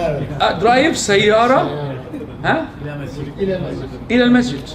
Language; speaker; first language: Arabic; non-native, fluent; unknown